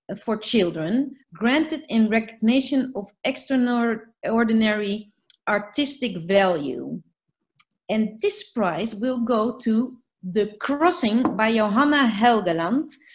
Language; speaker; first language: English; non-native, fluent; Dutch